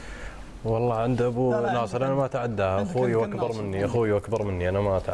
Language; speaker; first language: Arabic; native; Arabic